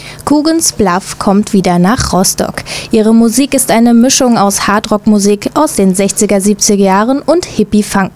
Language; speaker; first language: German; native; German